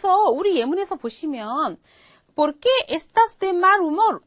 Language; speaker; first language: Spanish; non-native, fluent; Korean